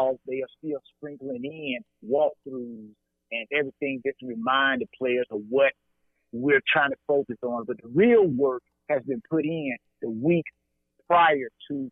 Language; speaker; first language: English; native; English